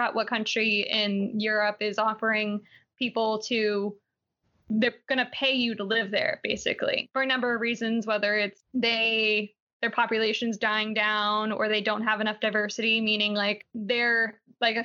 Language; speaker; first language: English; native; English